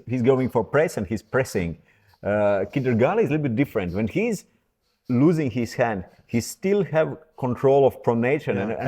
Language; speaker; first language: English; non-native, fluent; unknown